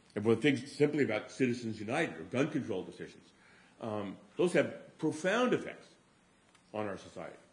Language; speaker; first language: English; native; English